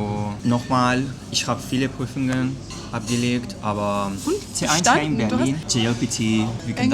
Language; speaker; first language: German; non-native, fluent; Catalan